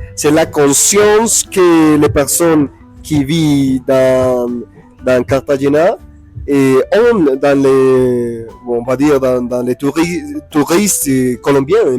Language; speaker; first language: French; non-native, learner; Spanish